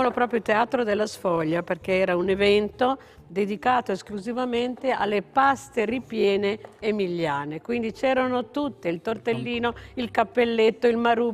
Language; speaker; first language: Italian; native; Italian